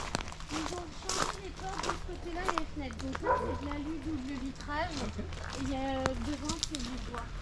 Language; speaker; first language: French; native; French